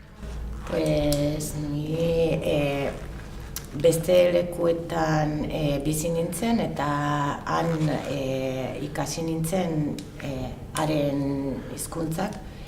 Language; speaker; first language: Basque; non-native, learner; French